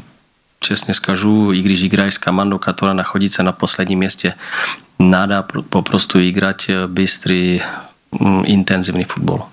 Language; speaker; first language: Russian; non-native, learner; Slovak